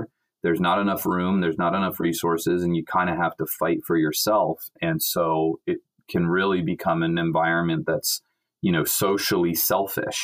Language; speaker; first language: English; native; English